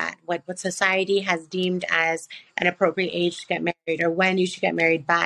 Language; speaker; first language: English; native; English